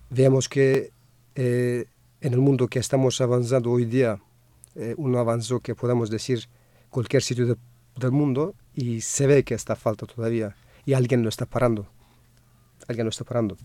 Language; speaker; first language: Spanish; non-native, fluent; Kurdish